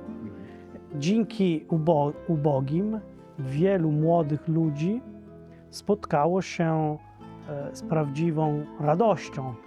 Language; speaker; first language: Polish; non-native, fluent; Italian